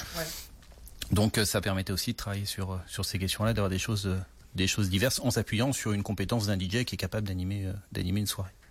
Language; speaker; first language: French; native; French